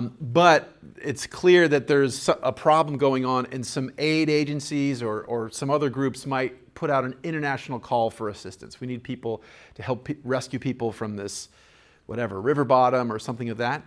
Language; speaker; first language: English; native; English